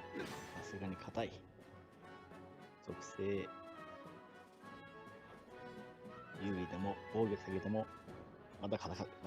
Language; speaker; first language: Japanese; native; Japanese